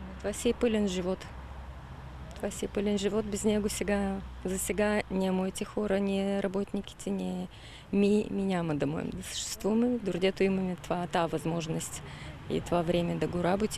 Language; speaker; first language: Bulgarian; early bilingual, heritage; Bulgarian